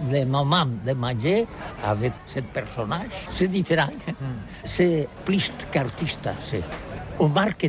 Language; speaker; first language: French; non-native, learner; Catalan